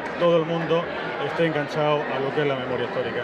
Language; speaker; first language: Spanish; native; Spanish